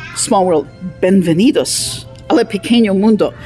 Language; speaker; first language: Spanish; non-native, learner; English